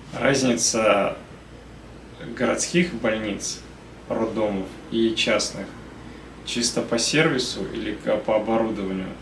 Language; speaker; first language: Russian; native; Russian